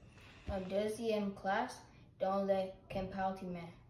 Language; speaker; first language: French; non-native, learner; English